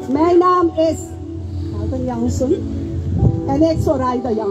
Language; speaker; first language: Dutch; non-native, local second language; Papiamento